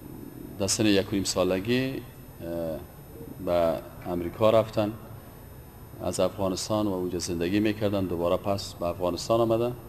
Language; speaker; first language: Persian; native; Persian